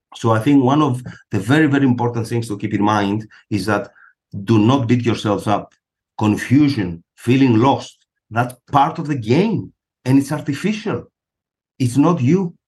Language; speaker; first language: English; non-native, fluent; Greek